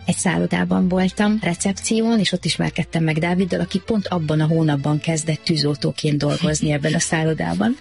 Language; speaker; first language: Hungarian; native; Hungarian